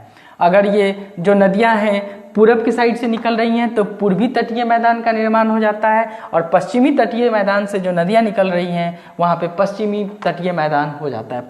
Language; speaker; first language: Hindi; native; Hindi